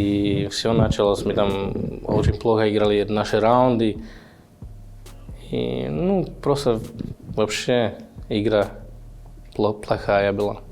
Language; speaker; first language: Russian; non-native, fluent; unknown